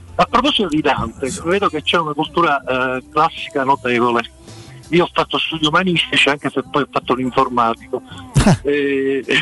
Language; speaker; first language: Italian; native; Italian